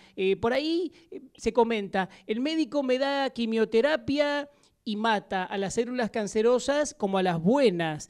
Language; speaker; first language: Spanish; native; Spanish